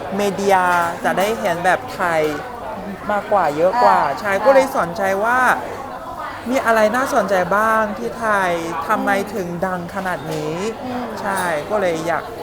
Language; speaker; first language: Thai; non-native, fluent; Chinese